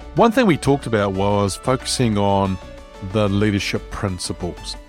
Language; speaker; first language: English; native; English